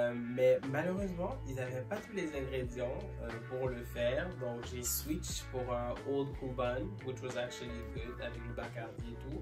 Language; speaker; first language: French; native; French